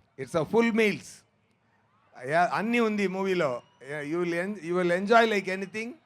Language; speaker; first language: Telugu; non-native, fluent; Tamil